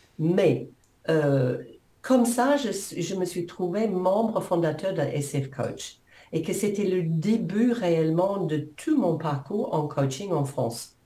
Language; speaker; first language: French; non-native, fluent; English